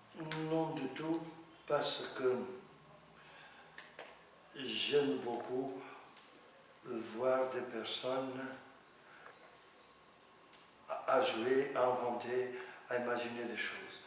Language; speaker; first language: French; non-native, fluent; Portuguese